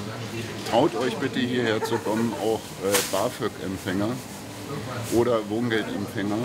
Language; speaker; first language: German; native; German